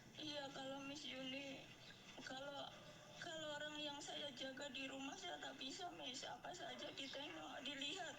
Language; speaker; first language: Indonesian; non-native, local second language; Javanese